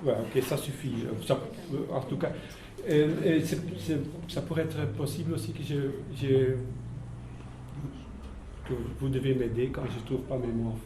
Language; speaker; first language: French; non-native, local second language; Dutch